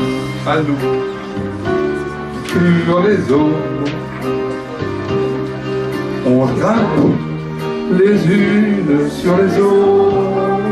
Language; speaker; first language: French; native; French